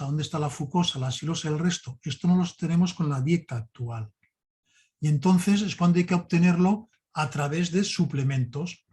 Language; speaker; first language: Spanish; native; Spanish